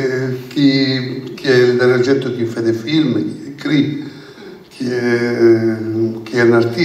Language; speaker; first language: French; non-native, learner; Italian